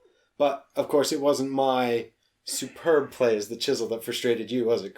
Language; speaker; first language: English; native; English